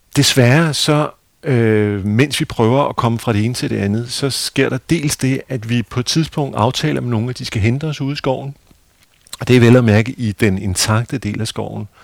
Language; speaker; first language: Danish; native; Danish